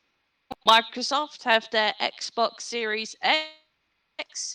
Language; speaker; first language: English; native; English